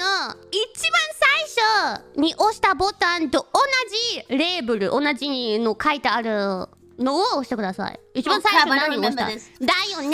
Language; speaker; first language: Japanese; non-native, learner; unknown